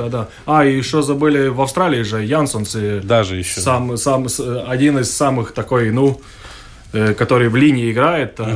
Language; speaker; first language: Russian; non-native, local second language; Latvian